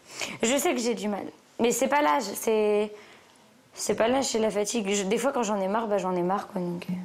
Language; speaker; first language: French; native; French